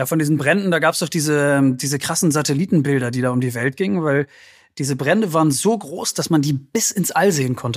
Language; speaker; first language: German; native; German